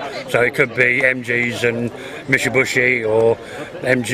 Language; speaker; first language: English; native; English